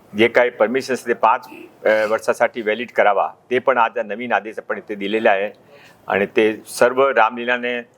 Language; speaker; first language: Marathi; non-native, local second language; Hindi